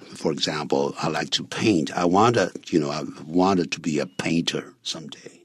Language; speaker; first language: English; non-native, fluent; Chinese